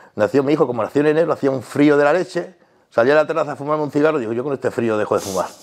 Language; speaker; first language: Spanish; native; Spanish